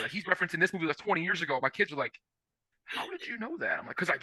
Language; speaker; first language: English; native; English